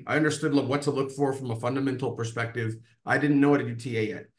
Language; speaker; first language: English; native; English